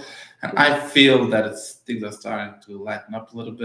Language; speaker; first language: English; early bilingual, other home language; Yiddish